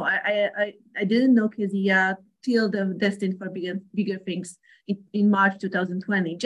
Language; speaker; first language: English; non-native, fluent; Polish